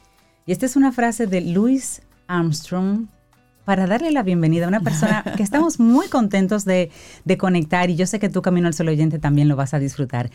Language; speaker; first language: Spanish; native; Spanish